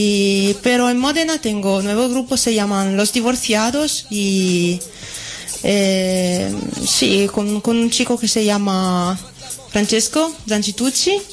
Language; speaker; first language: Spanish; non-native, learner; Italian